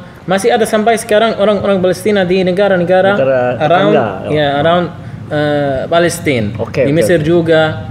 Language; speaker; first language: Indonesian; non-native, learner; Arabic